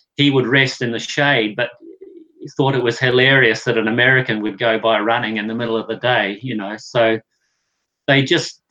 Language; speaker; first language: English; native; English